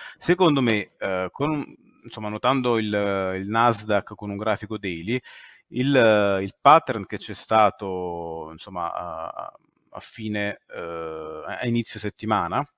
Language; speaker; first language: Italian; native; Italian